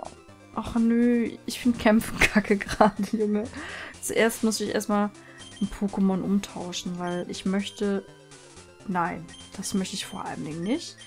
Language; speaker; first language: German; native; German